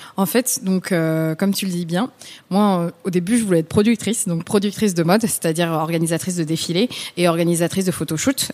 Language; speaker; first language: French; early bilingual, other home language; Vietnamese